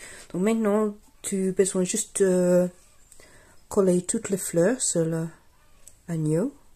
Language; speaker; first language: French; non-native, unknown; English